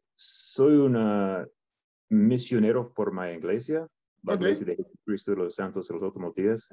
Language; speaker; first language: Spanish; non-native, learner; English